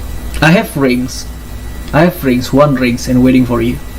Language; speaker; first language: English; non-native, local second language; Indonesian